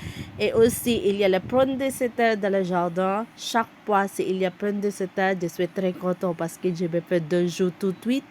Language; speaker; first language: French; non-native, learner; Cebuano